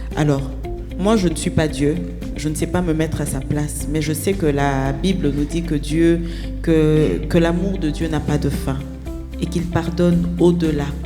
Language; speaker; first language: French; non-native, local second language; Lingala